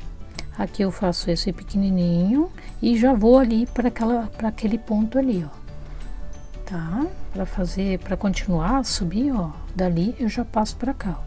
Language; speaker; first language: Portuguese; native; Portuguese